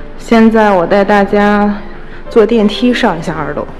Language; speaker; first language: Chinese; native; Chinese